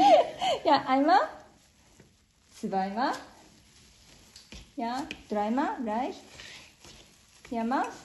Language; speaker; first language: German; non-native, learner; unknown